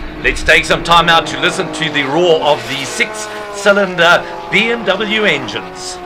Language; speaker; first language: English; native; English